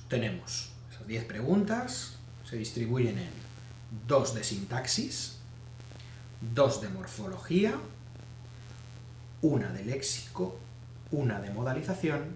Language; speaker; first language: Spanish; native; Spanish